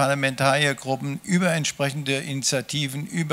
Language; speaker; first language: German; native; German